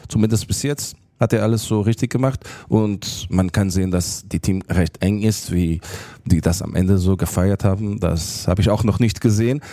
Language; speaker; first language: German; non-native, learner; Portuguese